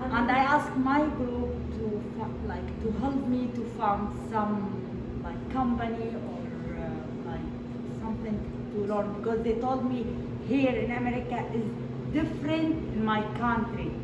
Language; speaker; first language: English; non-native, learner; Arabic